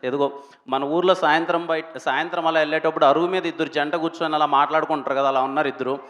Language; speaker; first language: Telugu; native; Telugu